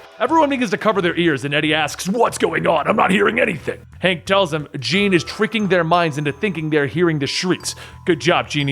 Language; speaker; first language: English; native; English